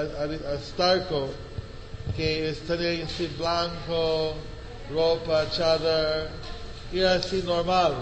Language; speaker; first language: Spanish; non-native, fluent; English